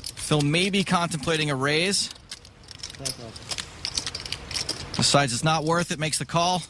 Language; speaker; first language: English; native; English